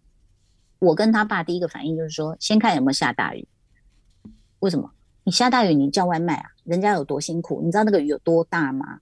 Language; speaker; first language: Chinese; native; Chinese